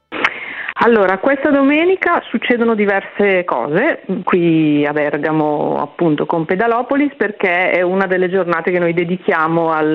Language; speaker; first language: Italian; native; Italian